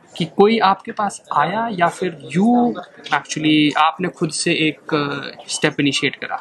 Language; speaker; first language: Hindi; native; Hindi